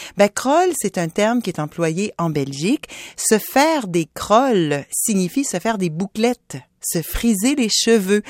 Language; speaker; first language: French; native; French